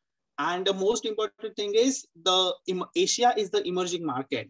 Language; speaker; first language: English; non-native, local second language; Marathi